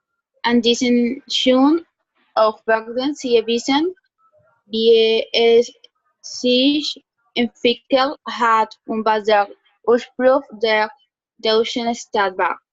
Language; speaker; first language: German; non-native, learner; Spanish